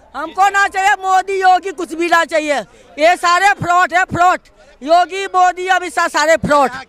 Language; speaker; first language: Hindi; non-native, local second language; Gujarati